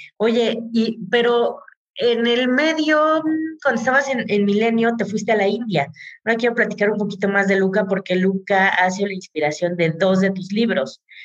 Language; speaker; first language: Spanish; native; Spanish